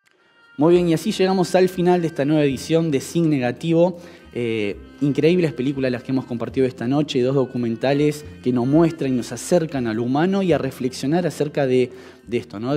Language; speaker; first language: Spanish; native; Spanish